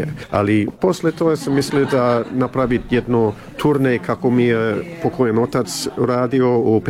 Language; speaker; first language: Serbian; early bilingual, heritage; Serbian